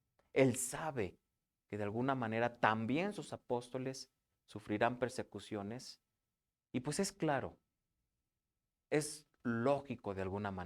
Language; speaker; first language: Spanish; native; Spanish